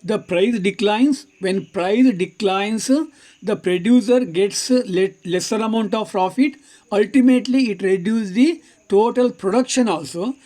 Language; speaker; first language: English; non-native, local second language; Kannada